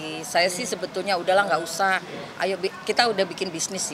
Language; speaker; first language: Indonesian; native; Indonesian